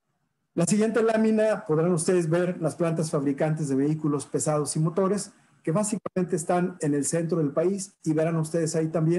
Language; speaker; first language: Spanish; native; Spanish